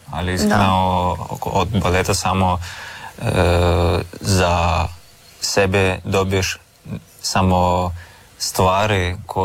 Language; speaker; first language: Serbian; non-native, learner; Russian